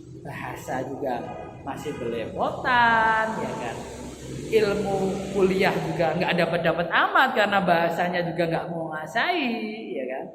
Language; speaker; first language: Indonesian; native; Indonesian